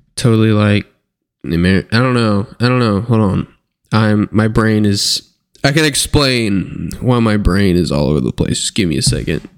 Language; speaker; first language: English; native; English